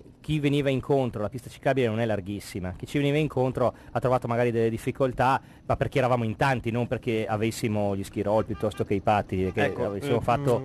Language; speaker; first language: Italian; native; Italian